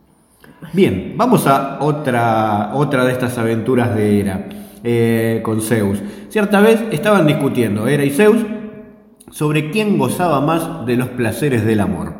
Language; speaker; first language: Spanish; native; Spanish